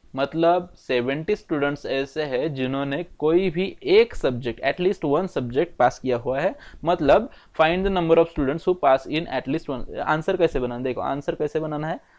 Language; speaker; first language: Hindi; non-native, local second language; Marathi